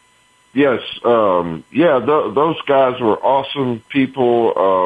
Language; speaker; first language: English; native; English